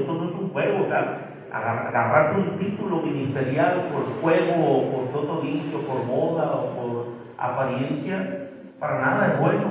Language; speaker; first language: Spanish; native; Spanish